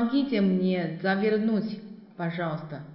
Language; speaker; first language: Russian; non-native, fluent; Chinese